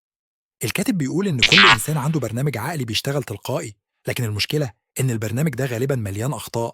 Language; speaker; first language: Arabic; native; Arabic